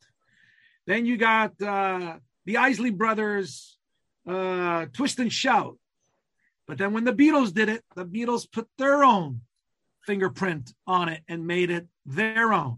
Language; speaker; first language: English; non-native, fluent; Italian